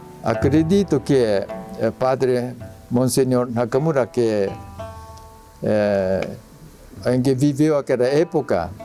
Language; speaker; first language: Portuguese; non-native, learner; Japanese